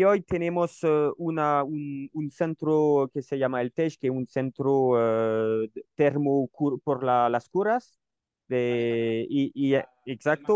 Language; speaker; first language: Spanish; non-native, learner; French